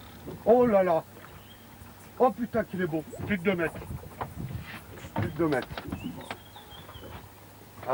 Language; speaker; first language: French; native; French